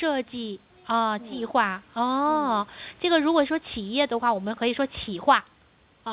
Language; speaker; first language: Chinese; native; Chinese